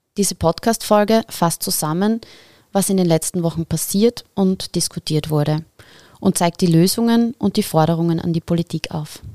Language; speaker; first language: German; native; German